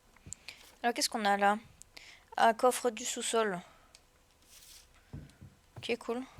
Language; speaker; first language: French; native; French